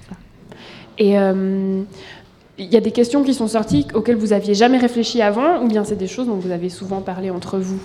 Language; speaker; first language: French; native; French